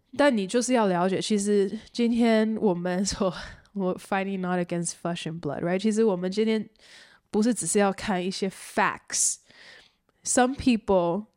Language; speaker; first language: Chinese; early bilingual, heritage; Chinese